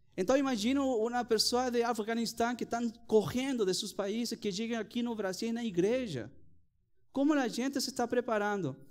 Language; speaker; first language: Portuguese; non-native, fluent; Spanish